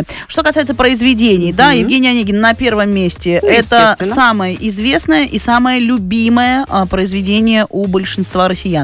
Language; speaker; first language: Russian; native; Russian